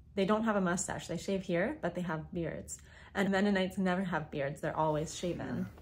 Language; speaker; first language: English; native; English